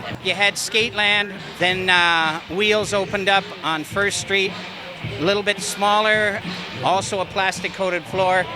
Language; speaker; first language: English; native; English